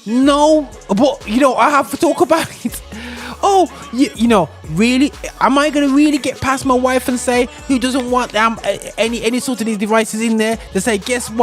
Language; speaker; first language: English; native; English